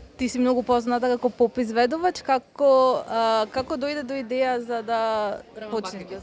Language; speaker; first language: Macedonian; native; Macedonian